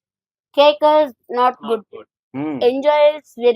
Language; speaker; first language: English; non-native, local second language; Telugu